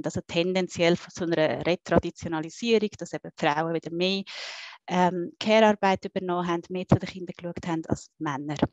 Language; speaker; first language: German; native; German